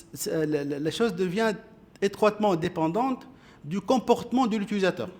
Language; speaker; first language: French; non-native, local second language; Arabic